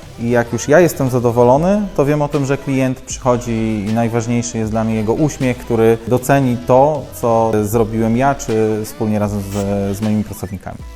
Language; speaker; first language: Polish; native; Polish